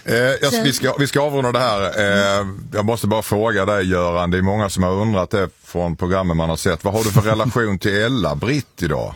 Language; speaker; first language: Swedish; native; Swedish